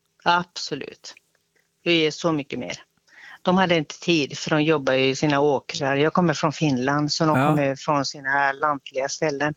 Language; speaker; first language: Swedish; native; Swedish